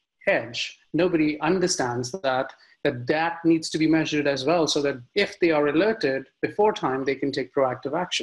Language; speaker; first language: English; non-native, local second language; Hindi